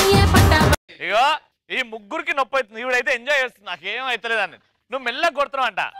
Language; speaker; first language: Telugu; native; Telugu